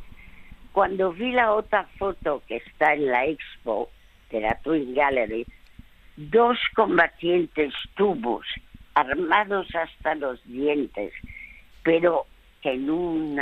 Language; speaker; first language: Spanish; early bilingual, other home language; French